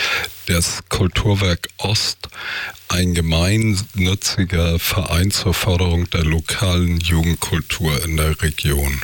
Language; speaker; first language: German; native; German